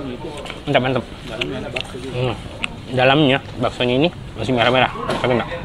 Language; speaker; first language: Indonesian; native; Indonesian